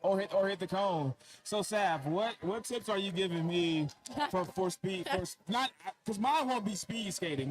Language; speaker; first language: English; native; English